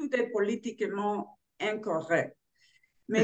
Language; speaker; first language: French; non-native, learner; Spanish